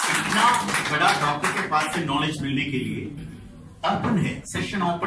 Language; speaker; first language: Hindi; non-native, fluent; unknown